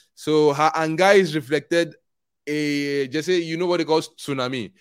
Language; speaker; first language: English; non-native, local second language; Igbo